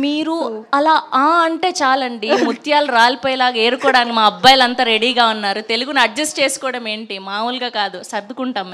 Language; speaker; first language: Telugu; native; Telugu